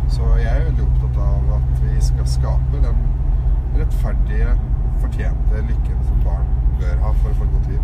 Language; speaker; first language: Norwegian; early bilingual, other home language; Arabic